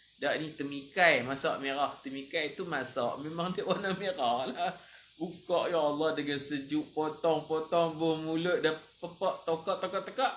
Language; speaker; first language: Malay; native; Malay